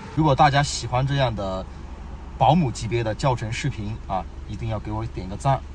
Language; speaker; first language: Chinese; native; Chinese